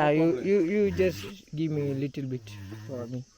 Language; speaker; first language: English; non-native, learner; Malayalam